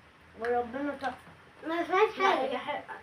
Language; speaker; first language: Arabic; native; Arabic